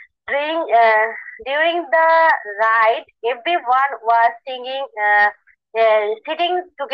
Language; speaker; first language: English; non-native, learner; Bangla